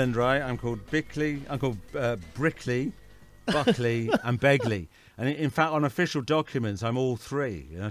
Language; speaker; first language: English; native; English